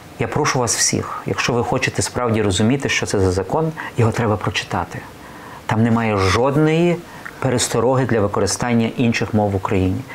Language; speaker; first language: Ukrainian; native; Ukrainian